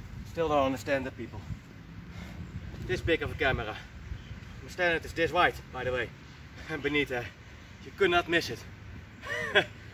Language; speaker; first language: English; non-native, fluent; Dutch